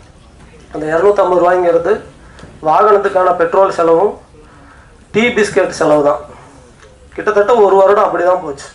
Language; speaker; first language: Tamil; native; Tamil